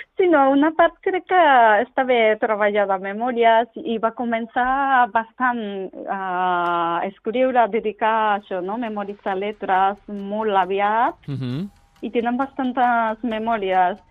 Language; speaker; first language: Catalan; non-native, learner; Japanese